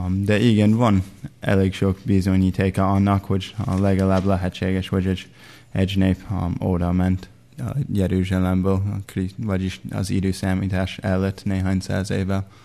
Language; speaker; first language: Hungarian; non-native, fluent; English